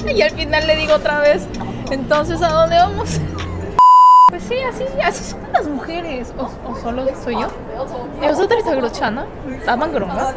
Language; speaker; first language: Spanish; early bilingual, other home language; Korean